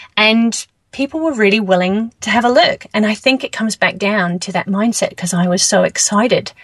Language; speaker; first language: English; native; English